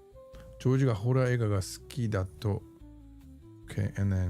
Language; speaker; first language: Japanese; non-native, learner; English